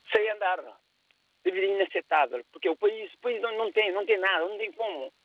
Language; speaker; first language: Portuguese; non-native, local second language; Kabuverdianu